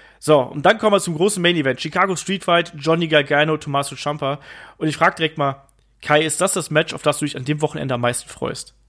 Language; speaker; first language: German; native; German